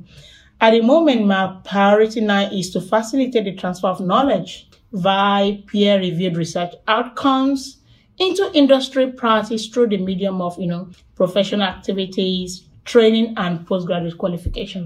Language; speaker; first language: English; non-native, local second language; Yoruba